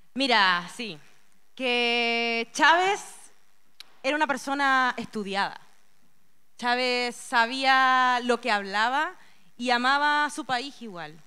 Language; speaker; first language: Spanish; native; Spanish